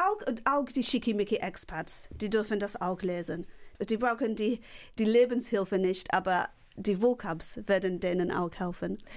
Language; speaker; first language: German; non-native, fluent; English